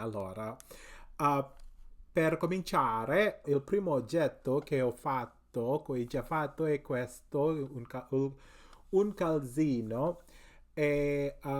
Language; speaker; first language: Italian; non-native, learner; English